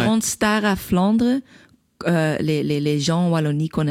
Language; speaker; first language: French; non-native, local second language; Dutch